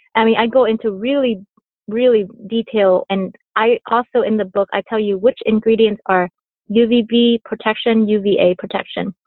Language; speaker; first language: English; early bilingual, other home language; Vietnamese